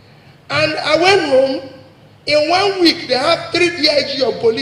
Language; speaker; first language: English; non-native, local second language; Igbo